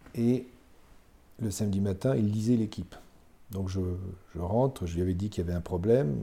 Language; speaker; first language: French; native; French